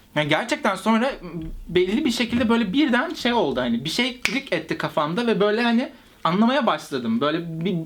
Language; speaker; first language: Turkish; native; Turkish